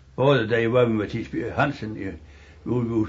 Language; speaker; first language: Danish; native; Danish